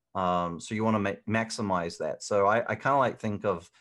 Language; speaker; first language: English; native; English